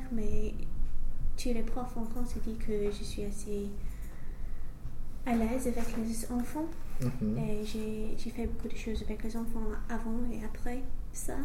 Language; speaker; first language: French; non-native, learner; English